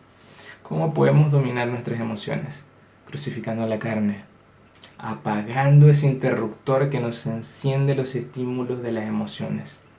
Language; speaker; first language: Spanish; native; Spanish